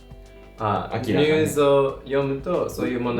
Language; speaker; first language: Japanese; non-native, learner; English